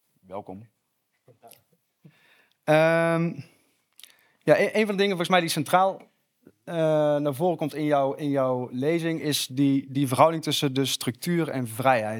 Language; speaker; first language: Dutch; native; Dutch